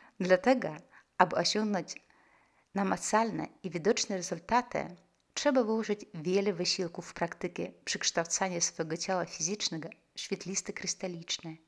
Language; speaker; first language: Polish; non-native, fluent; Russian